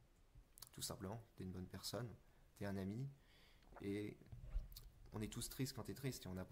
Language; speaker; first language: French; native; French